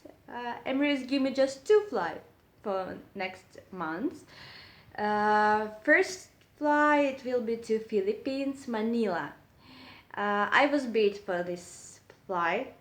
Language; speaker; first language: English; non-native, learner; Russian